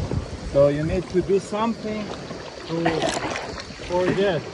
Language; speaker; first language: English; non-native, learner; Persian